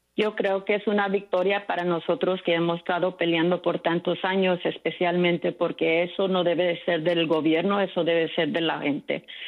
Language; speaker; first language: Spanish; early bilingual, heritage; Spanish